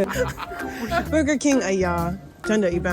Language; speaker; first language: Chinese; non-native, fluent; English